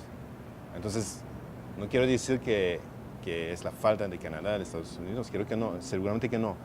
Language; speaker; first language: Spanish; non-native, fluent; French